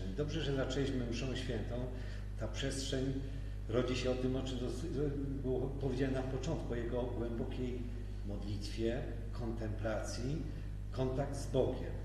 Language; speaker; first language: Polish; native; Polish